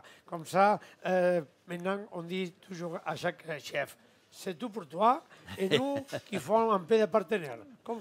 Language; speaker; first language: French; non-native, fluent; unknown